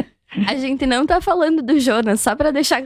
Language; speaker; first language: Portuguese; native; Portuguese